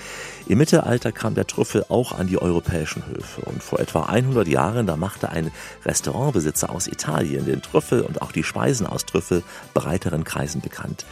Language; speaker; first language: German; native; German